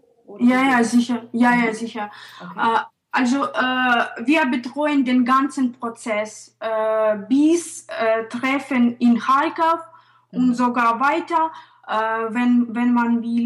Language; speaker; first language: German; non-native, fluent; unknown